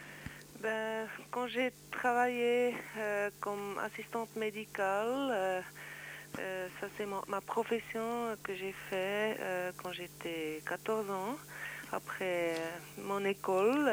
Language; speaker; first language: French; non-native, learner; Swiss German